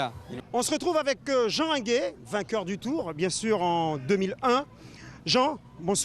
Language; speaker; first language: French; native; French